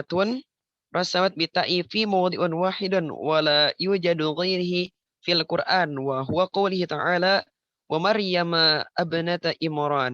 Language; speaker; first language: Arabic; non-native, learner; Indonesian